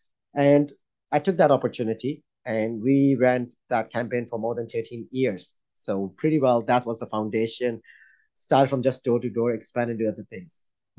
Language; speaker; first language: English; non-native, local second language; Urdu